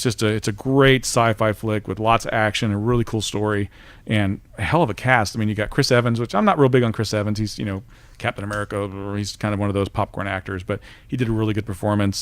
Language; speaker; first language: English; native; English